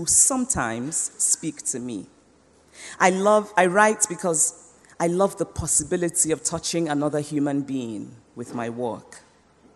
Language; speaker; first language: English; non-native, local second language; Igbo